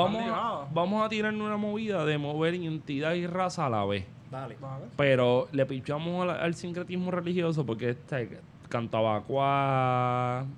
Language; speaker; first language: Spanish; native; Spanish